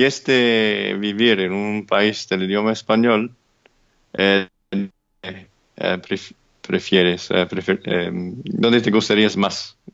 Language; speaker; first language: Spanish; non-native, fluent; English